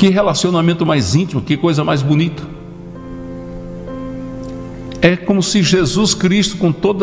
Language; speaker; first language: Portuguese; native; Portuguese